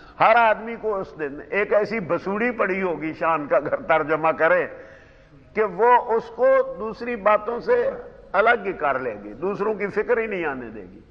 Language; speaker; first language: Urdu; non-native, local second language; Punjabi